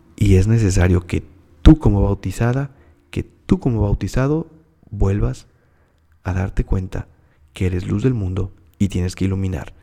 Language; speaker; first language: Spanish; native; Spanish